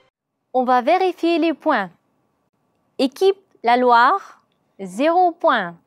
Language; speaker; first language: French; non-native, learner; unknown